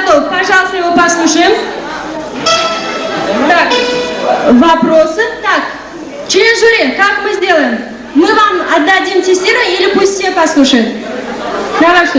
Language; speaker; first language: Russian; non-native, local second language; Uzbek